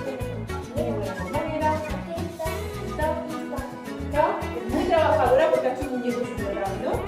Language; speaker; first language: Spanish; native; Spanish